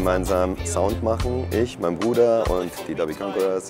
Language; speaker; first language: German; native; German